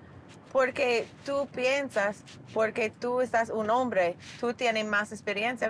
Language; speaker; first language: Spanish; non-native, learner; English